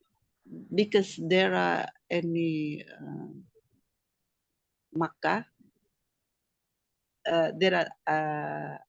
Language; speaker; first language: English; non-native, learner; Indonesian